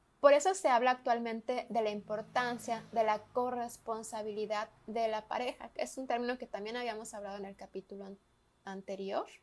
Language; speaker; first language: Spanish; native; Spanish